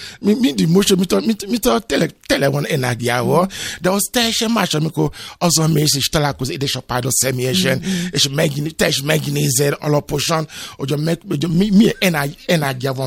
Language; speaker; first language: Hungarian; non-native, fluent; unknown